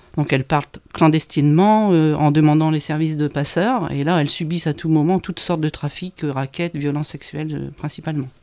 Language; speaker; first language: French; native; French